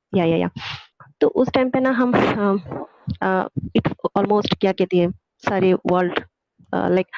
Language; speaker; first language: Hindi; non-native, fluent; Bangla